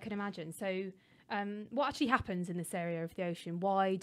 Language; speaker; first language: English; native; English